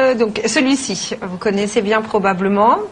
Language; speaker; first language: French; native; French